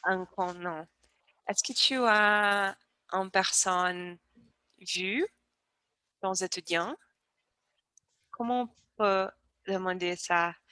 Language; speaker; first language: French; non-native, learner; Portuguese